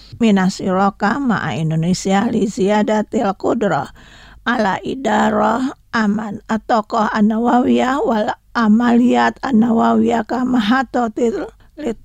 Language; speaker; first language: Arabic; non-native, learner; Indonesian